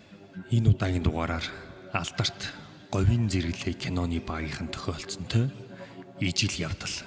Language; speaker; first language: Mongolian; native; Mongolian